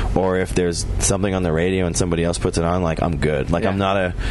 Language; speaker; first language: English; native; English